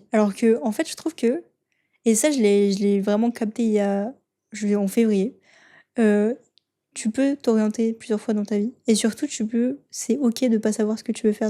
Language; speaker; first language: French; native; French